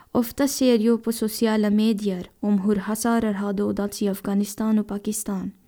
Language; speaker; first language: Swedish; non-native, fluent; Persian